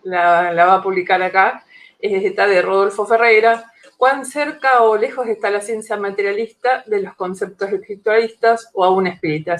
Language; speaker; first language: Spanish; native; Spanish